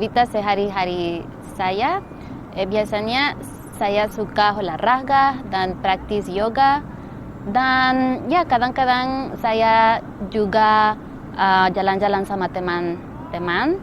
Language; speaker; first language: Indonesian; non-native, fluent; Spanish